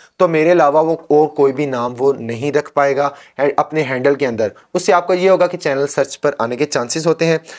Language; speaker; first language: Urdu; non-native, local second language; Punjabi